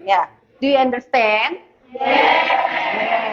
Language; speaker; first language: English; non-native, learner; Indonesian